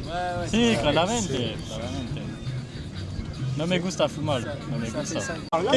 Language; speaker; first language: Spanish; non-native, learner; French